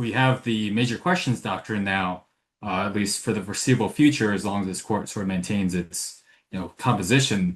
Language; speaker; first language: English; native; English